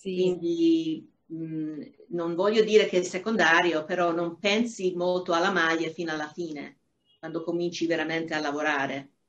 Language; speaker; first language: Italian; non-native, fluent; English